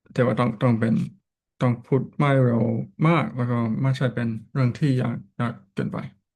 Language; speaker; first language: Thai; non-native, learner; English